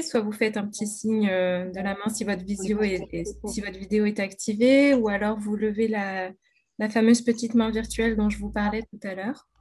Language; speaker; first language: French; native; French